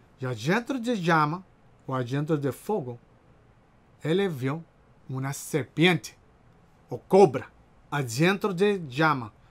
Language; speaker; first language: Portuguese; non-native, learner; Spanish